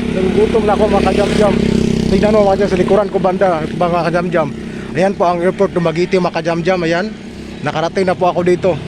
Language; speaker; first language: Filipino; non-native, local second language; Cebuano